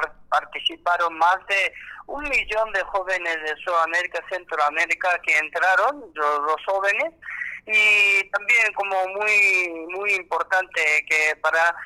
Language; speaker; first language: Spanish; non-native, learner; Korean